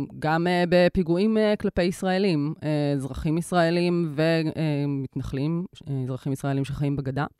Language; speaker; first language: Hebrew; native; Hebrew